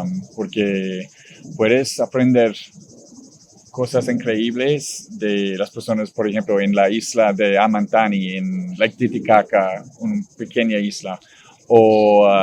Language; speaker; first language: Spanish; non-native, learner; English